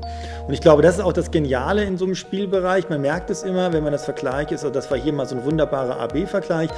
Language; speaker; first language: German; native; German